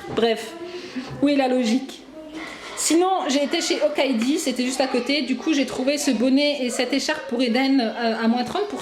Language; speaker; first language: French; native; French